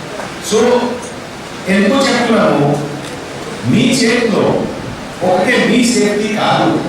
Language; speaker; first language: Telugu; non-native, fluent; Hindi